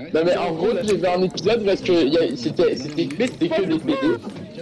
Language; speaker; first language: French; native; French